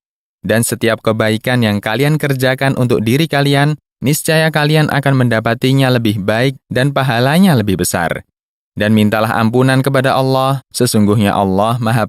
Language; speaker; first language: Indonesian; native; Indonesian